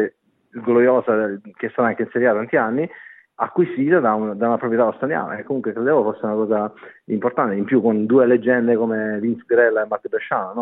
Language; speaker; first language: Italian; native; Italian